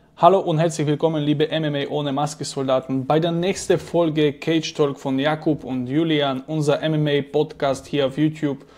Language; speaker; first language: German; non-native, fluent; Slovak